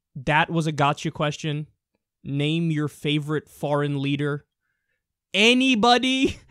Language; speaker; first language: English; native; English